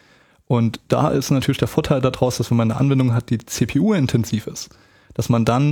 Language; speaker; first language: German; native; German